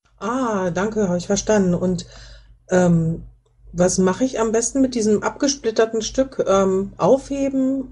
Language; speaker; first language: German; native; German